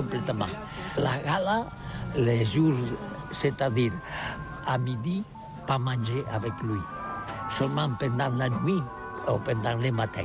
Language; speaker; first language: French; non-native, learner; Catalan